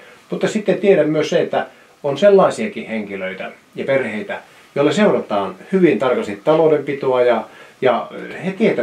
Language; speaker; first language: Finnish; native; Finnish